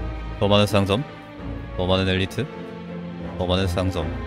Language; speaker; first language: Korean; native; Korean